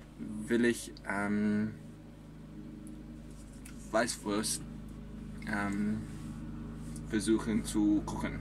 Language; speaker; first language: German; non-native, learner; English